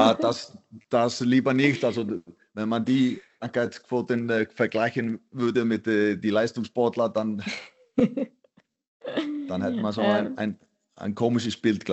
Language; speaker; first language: German; non-native, fluent; Icelandic